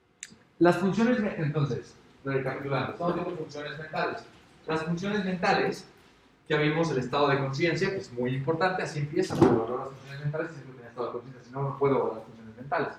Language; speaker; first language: Spanish; native; Spanish